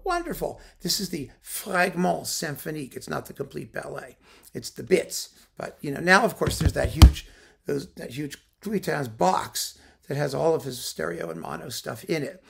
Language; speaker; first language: English; native; English